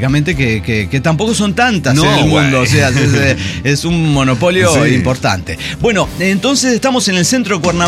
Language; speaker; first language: Spanish; native; Spanish